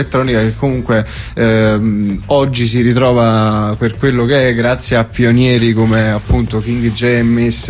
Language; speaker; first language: Italian; native; Italian